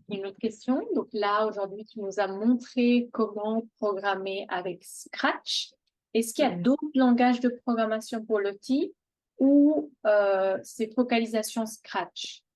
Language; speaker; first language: French; native; French